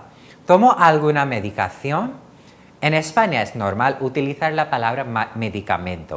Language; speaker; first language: Spanish; non-native, fluent; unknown